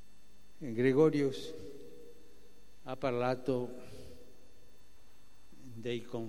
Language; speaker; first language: Italian; non-native, fluent; Spanish